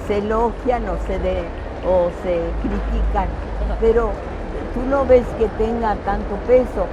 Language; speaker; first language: Spanish; early bilingual, other home language; French